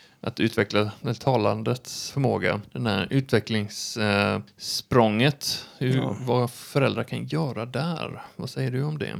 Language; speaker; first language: Swedish; native; Swedish